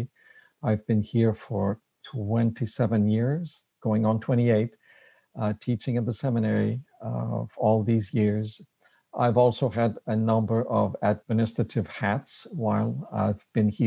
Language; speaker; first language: English; non-native, fluent; French